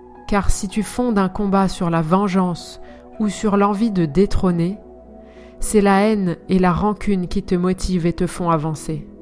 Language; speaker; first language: French; native; French